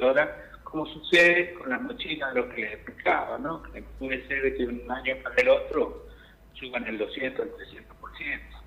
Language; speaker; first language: Spanish; native; Spanish